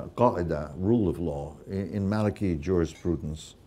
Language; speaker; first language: English; native; English